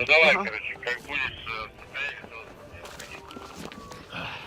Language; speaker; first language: Russian; native; Russian